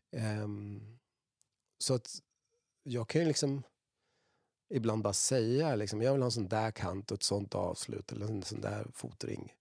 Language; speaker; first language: Swedish; native; Swedish